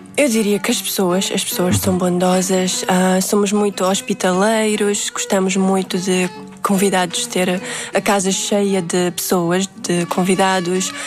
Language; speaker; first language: Portuguese; early bilingual, other home language; Uzbek